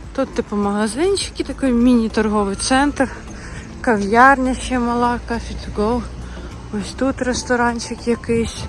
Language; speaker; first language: Ukrainian; native; Ukrainian